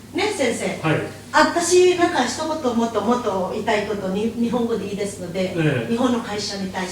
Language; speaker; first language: Japanese; non-native, learner; Filipino